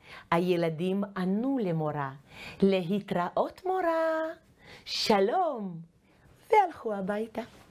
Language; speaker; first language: Hebrew; non-native, fluent; Russian